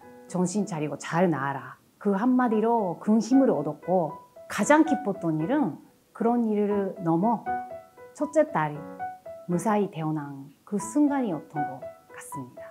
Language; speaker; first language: Korean; non-native, fluent; Japanese